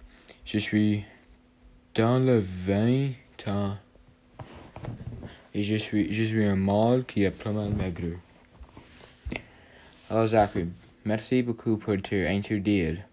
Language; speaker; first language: French; non-native, learner; English